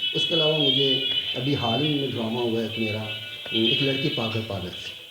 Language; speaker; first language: Urdu; non-native, local second language; Punjabi